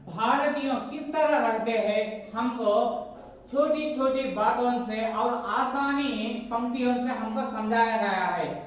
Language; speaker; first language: Hindi; non-native, local second language; Telugu